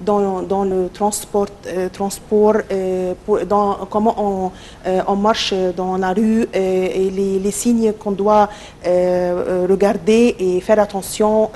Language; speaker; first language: French; non-native, local second language; Arabic